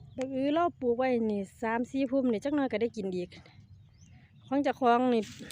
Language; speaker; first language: Thai; native; Thai